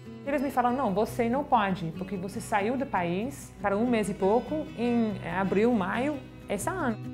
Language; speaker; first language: Portuguese; non-native, fluent; English